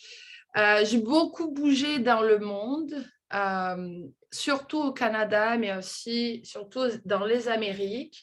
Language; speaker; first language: French; non-native, fluent; Portuguese